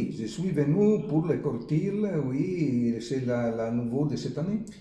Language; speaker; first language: French; non-native, learner; Italian